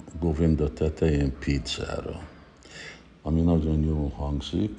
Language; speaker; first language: Hungarian; early bilingual, heritage; Hungarian